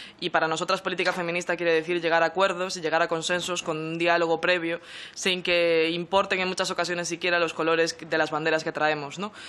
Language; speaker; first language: Spanish; native; Spanish